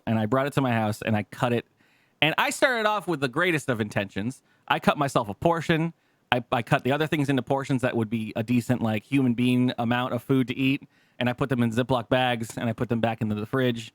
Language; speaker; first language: English; native; English